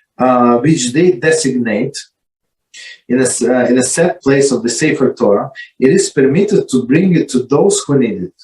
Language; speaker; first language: English; non-native, fluent; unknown